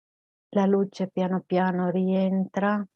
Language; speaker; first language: Italian; native; Italian